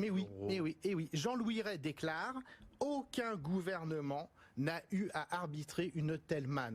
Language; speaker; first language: French; native; French